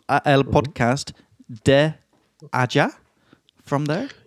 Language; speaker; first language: English; native; English